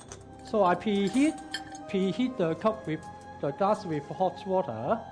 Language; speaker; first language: English; non-native, local second language; Cantonese